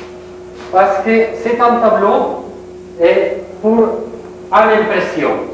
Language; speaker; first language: French; non-native, learner; Spanish